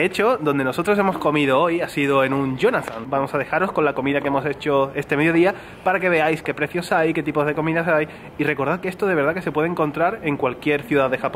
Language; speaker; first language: Spanish; native; Spanish